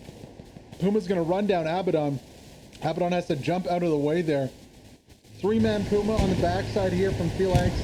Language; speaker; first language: English; native; English